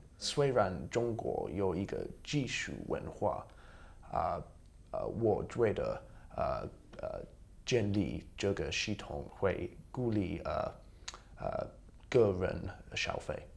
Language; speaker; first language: Chinese; non-native, learner; English